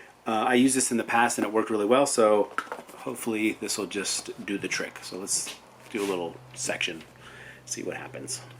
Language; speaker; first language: English; native; English